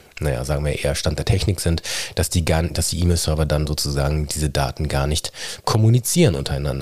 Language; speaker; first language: German; native; German